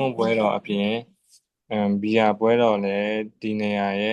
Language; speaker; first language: Chinese; non-native, learner; Burmese